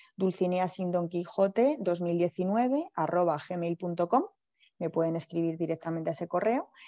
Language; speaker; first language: Spanish; native; Spanish